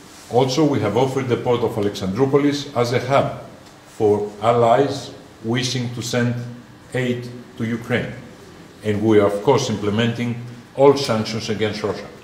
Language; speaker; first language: English; non-native, fluent; Greek